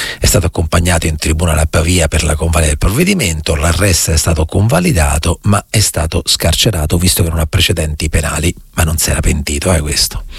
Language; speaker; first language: Italian; native; Italian